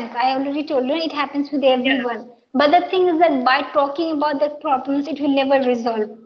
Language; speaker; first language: English; non-native, local second language; Hindi